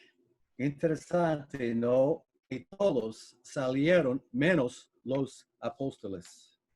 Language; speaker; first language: Spanish; non-native, fluent; English